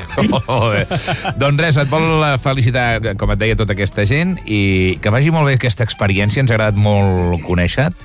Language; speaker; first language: Catalan; native; Catalan